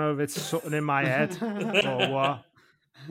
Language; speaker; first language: English; native; English